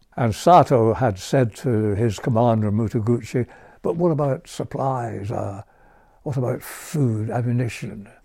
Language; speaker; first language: English; native; English